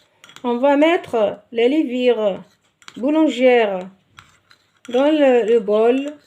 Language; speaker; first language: French; non-native, local second language; Arabic